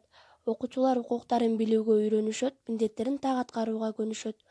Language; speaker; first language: Kyrgyz; native; Kyrgyz